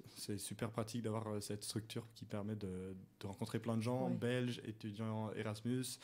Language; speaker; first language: French; native; French